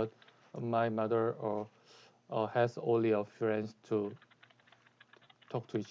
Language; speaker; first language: English; non-native, learner; Korean